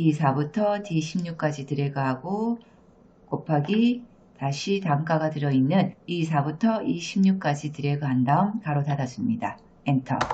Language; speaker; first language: Korean; native; Korean